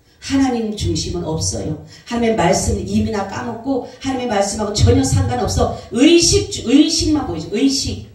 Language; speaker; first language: Korean; native; Korean